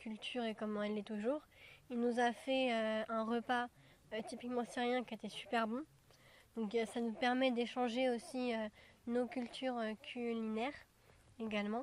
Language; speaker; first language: French; native; French